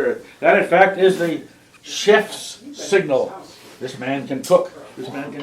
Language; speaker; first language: English; native; English